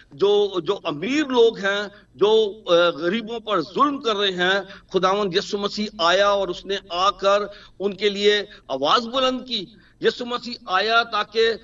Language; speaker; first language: Urdu; non-native, local second language; Punjabi